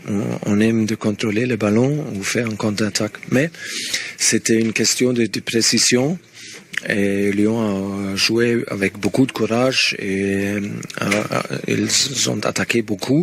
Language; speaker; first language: French; non-native, learner; Spanish